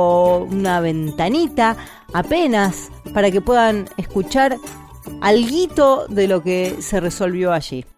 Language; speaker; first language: Spanish; native; Spanish